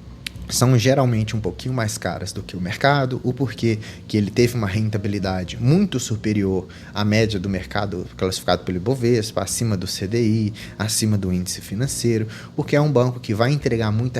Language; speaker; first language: Portuguese; native; Portuguese